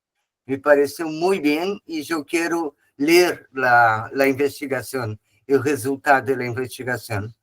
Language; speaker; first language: Spanish; non-native, fluent; Portuguese